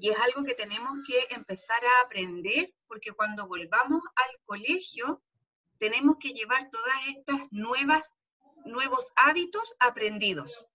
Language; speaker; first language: Spanish; native; Spanish